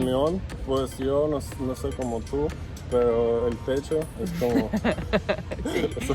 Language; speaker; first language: Spanish; non-native, fluent; Russian